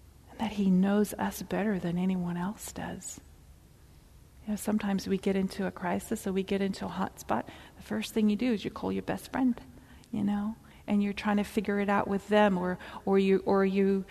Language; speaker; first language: English; early bilingual, other home language; Dutch